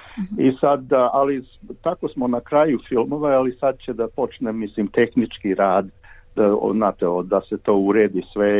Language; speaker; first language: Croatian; early bilingual, heritage; Serbian